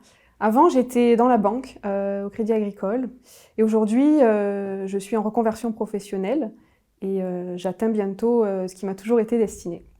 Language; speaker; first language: French; native; French